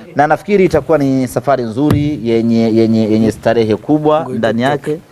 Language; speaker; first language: Swahili; native; Swahili